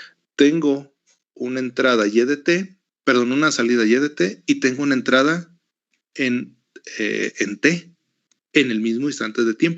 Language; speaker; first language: Spanish; native; Spanish